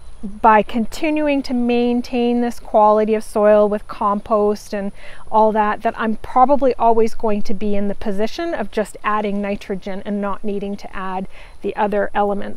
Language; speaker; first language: English; native; English